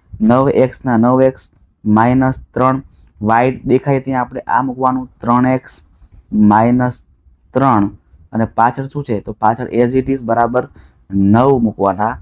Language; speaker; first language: Gujarati; non-native, local second language; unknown